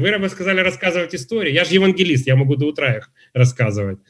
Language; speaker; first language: Russian; native; Russian